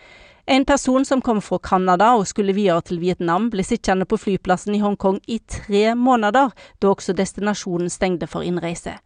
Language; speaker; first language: Norwegian; native; Norwegian